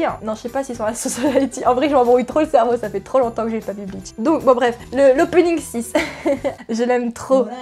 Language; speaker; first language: French; native; French